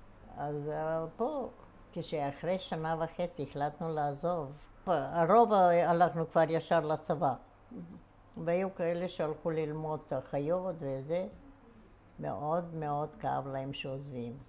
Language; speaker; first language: Hebrew; non-native, fluent; Bulgarian